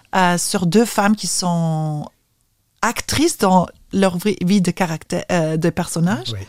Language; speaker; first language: French; non-native, fluent; Lithuanian